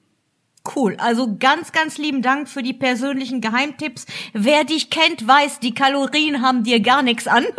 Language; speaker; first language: German; native; German